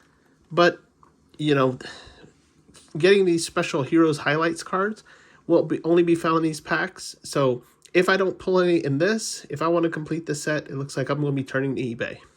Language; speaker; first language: English; native; English